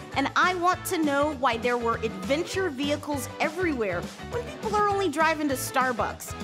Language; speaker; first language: English; native; English